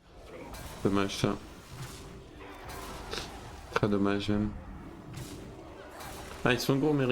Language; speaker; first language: French; native; French